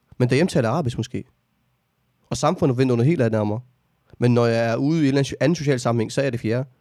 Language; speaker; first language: Danish; early bilingual, other home language; Arabic